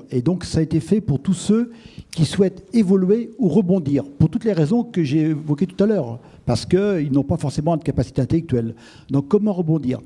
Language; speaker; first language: French; native; French